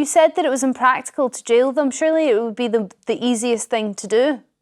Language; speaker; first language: English; native; English